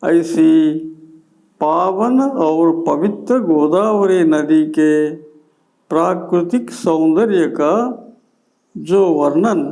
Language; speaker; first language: Hindi; non-native, local second language; Telugu